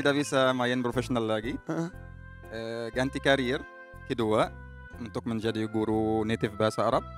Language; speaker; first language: Indonesian; non-native, fluent; Arabic